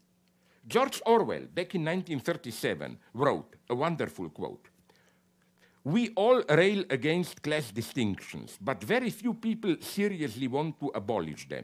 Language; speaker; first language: English; non-native, fluent; Slovenian